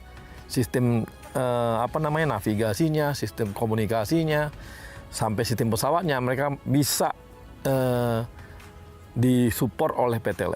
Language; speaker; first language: Indonesian; native; Indonesian